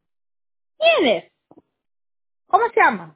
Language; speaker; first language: Spanish; non-native, learner; Haitian Creole